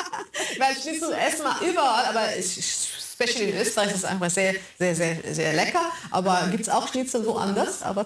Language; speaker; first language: German; non-native, fluent; Arabic